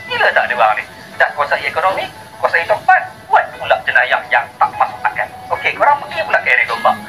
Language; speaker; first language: Malay; native; Malay